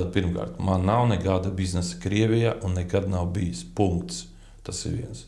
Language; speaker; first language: Latvian; native; Latvian